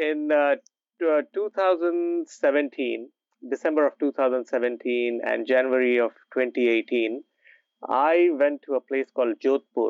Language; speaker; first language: English; non-native, local second language; Urdu